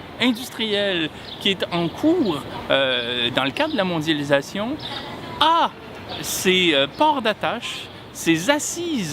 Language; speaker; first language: French; native; French